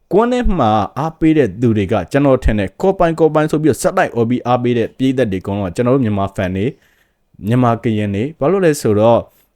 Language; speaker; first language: Burmese; native; Burmese